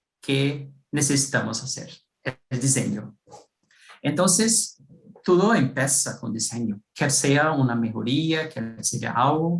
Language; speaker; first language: Spanish; non-native, fluent; Portuguese